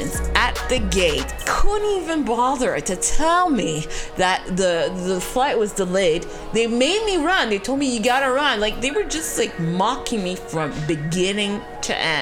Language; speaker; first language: English; non-native, fluent; French